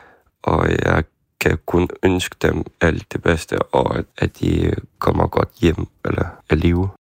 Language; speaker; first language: Danish; non-native, fluent; Ukrainian